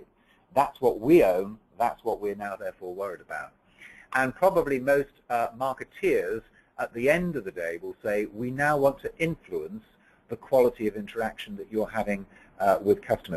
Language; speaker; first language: English; native; English